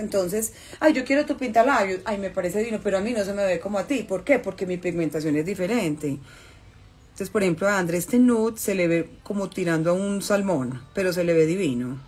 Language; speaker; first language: Spanish; native; Spanish